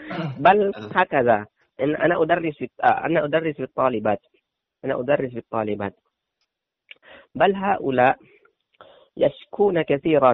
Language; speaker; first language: Arabic; non-native, learner; Indonesian